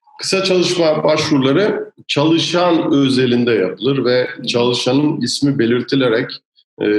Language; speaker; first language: Turkish; native; Turkish